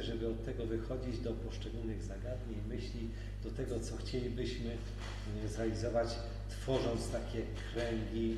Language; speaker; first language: Polish; native; Polish